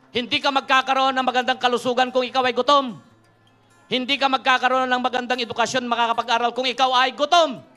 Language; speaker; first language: Filipino; non-native, local second language; Iloko